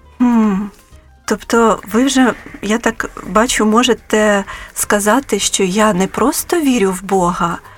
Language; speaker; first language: Ukrainian; native; Ukrainian